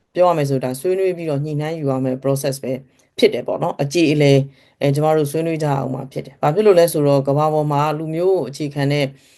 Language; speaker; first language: Burmese; native; Burmese